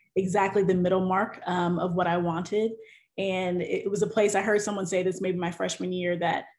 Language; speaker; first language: English; native; English